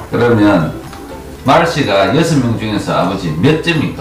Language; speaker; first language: Korean; native; Korean